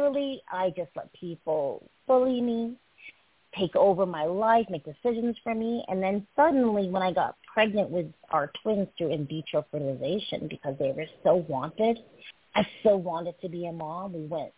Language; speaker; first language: English; early bilingual, other home language; Chinese